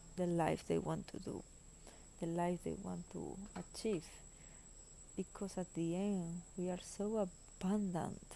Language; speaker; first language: English; non-native, fluent; Spanish